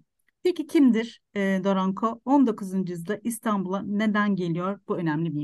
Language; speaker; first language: Turkish; native; Turkish